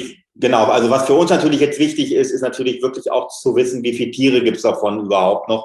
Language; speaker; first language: German; native; German